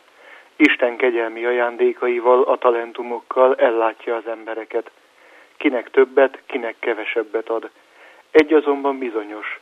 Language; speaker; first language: Hungarian; native; Hungarian